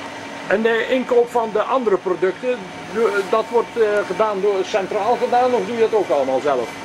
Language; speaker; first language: Dutch; native; Dutch